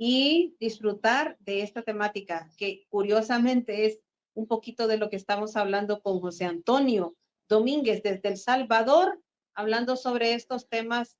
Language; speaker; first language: Spanish; native; Spanish